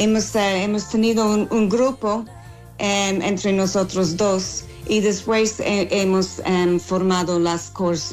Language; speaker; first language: Spanish; non-native, fluent; English